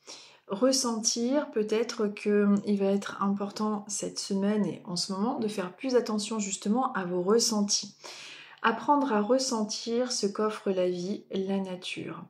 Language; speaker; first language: French; native; French